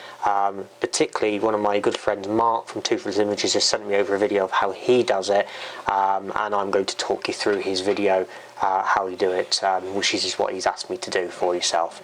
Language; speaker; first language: English; native; English